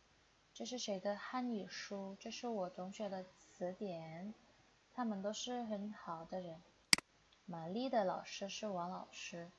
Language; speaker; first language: Chinese; non-native, fluent; Indonesian